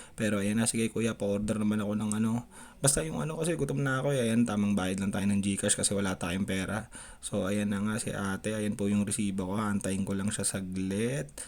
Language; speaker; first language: Filipino; native; Filipino